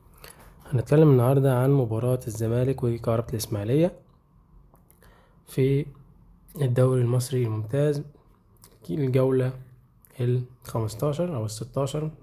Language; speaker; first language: Arabic; native; Arabic